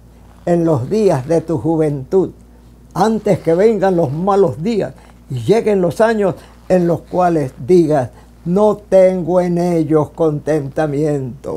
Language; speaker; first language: Spanish; native; Spanish